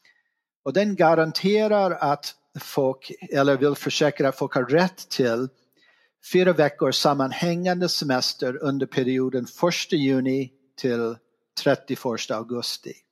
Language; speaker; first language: Swedish; non-native, fluent; English